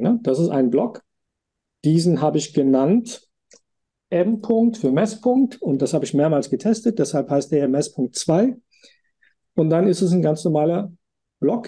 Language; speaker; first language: German; native; German